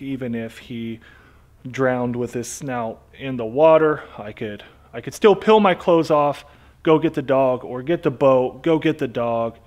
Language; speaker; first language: English; native; English